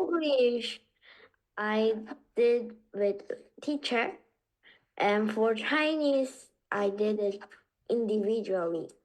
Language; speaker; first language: English; non-native, learner; Korean